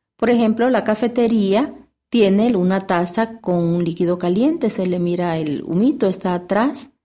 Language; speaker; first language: Spanish; native; Spanish